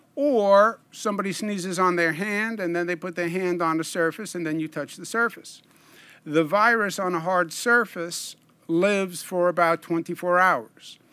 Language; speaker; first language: English; native; English